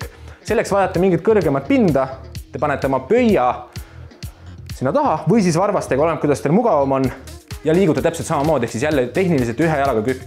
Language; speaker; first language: Estonian; native; Estonian